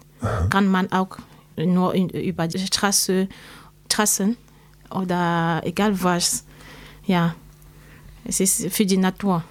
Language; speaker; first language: German; non-native, learner; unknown